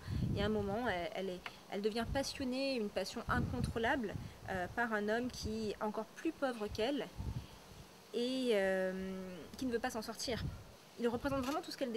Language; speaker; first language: French; native; French